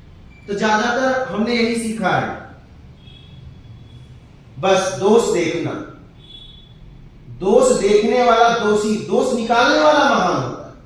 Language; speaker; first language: Hindi; native; Hindi